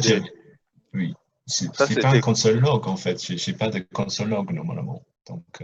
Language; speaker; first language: French; non-native, fluent; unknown